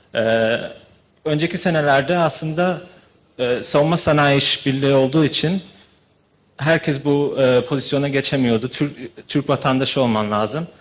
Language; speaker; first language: Turkish; early bilingual, heritage; Turkish